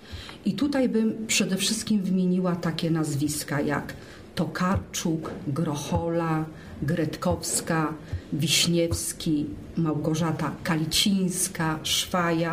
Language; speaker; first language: Polish; native; Polish